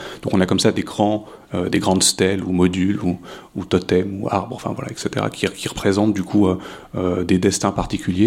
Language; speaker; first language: French; native; French